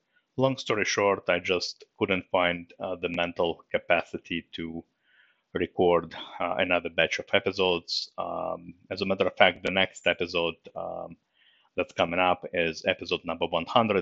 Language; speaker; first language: English; non-native, fluent; Russian